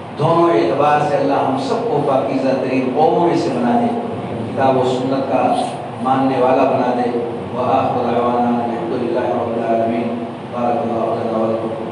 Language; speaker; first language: Urdu; native; Urdu